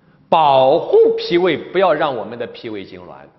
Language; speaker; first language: Chinese; native; Chinese